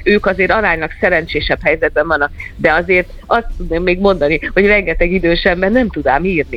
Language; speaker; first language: Hungarian; native; Hungarian